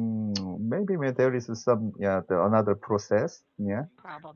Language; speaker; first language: English; non-native, learner; Korean